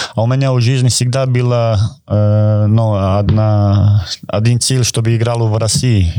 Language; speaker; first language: Russian; non-native, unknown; Croatian